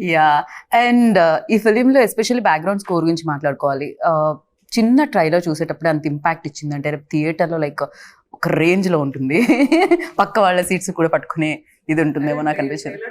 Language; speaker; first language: Telugu; native; Telugu